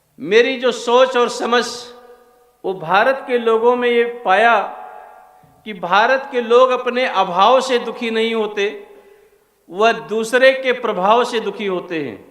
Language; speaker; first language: Hindi; non-native, local second language; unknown